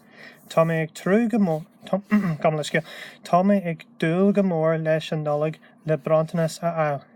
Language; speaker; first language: Irish; non-native, local second language; English